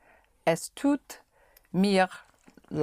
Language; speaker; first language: German; non-native, learner; English